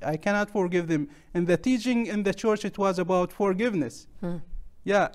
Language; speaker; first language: English; non-native, learner; Arabic